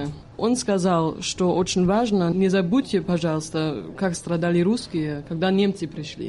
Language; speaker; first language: Russian; non-native, fluent; German